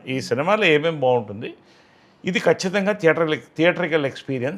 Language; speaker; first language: Telugu; native; Telugu